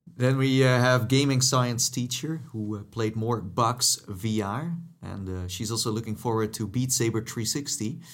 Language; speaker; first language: English; non-native, fluent; Dutch